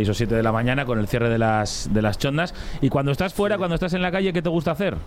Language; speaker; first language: Spanish; native; Spanish